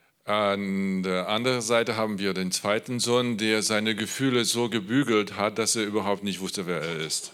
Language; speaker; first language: German; non-native, learner; Polish